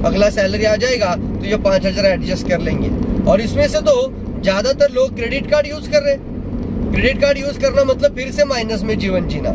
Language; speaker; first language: Hindi; non-native, local second language; Marathi